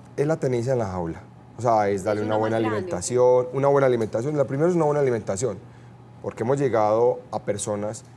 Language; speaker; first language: Spanish; native; Spanish